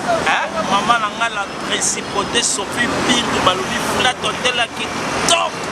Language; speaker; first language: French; non-native, local second language; Lingala